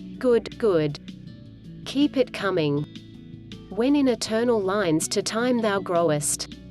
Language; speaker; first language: English; native; English